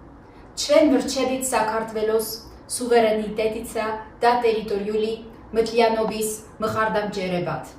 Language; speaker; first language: Georgian; non-native, learner; Dutch